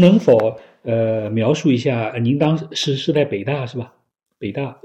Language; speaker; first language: Chinese; native; Chinese